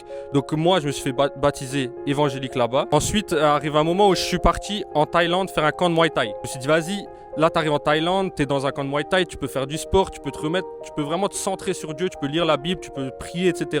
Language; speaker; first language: French; native; French